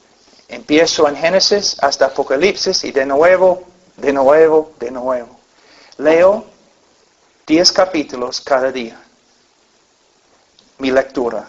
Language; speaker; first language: Spanish; non-native, fluent; English